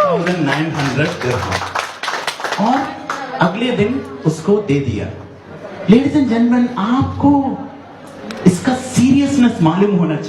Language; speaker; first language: Hindi; non-native, learner; Nepali